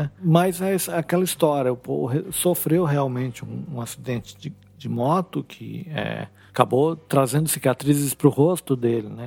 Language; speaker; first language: Portuguese; native; Portuguese